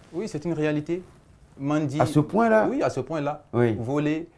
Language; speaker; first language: French; non-native, local second language; Fula